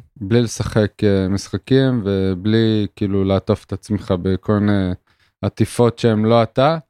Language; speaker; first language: Hebrew; native; Hebrew